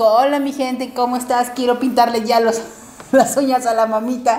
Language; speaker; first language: Spanish; native; Spanish